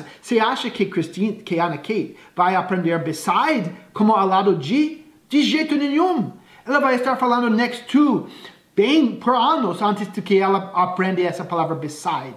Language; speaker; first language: Portuguese; non-native, fluent; English